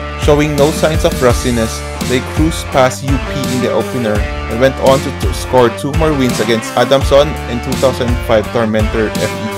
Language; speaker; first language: English; non-native, local second language; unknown